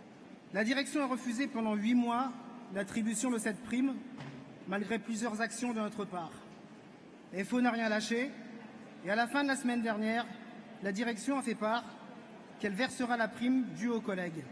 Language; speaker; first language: French; native; French